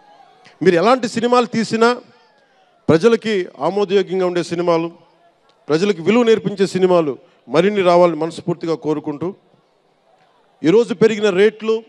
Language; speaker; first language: Telugu; native; Telugu